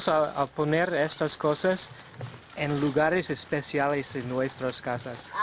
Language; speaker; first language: Spanish; non-native, learner; English